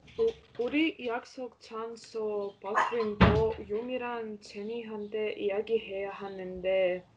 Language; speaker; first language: Korean; non-native, learner; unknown